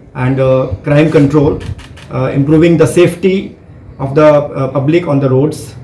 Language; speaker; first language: English; non-native, local second language; Telugu